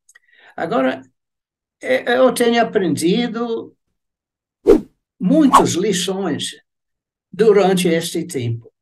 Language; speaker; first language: Portuguese; non-native, fluent; English